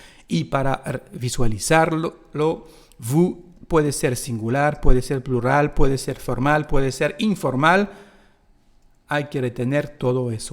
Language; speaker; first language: Spanish; non-native, fluent; French